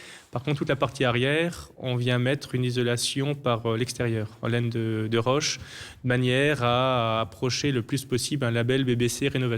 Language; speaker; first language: French; native; French